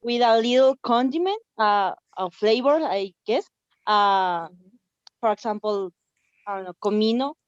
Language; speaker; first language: English; non-native, learner; Spanish